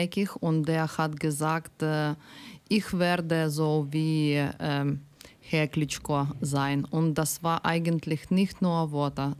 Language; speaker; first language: German; non-native, learner; Ukrainian